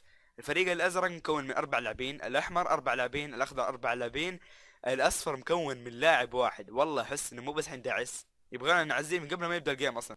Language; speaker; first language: Arabic; native; Arabic